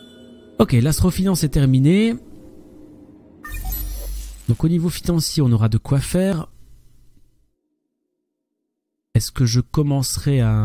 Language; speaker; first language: French; native; French